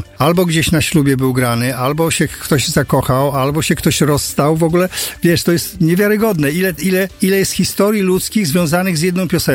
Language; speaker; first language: Polish; native; Polish